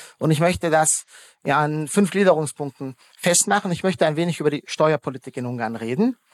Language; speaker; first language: German; early bilingual, other home language; Hungarian